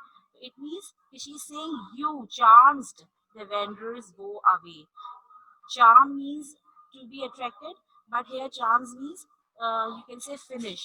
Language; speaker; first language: English; non-native, local second language; Urdu